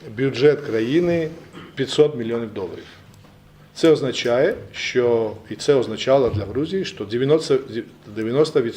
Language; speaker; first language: Ukrainian; non-native, learner; Georgian